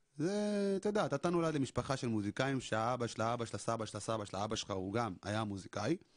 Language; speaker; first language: Hebrew; early bilingual, other home language; Amharic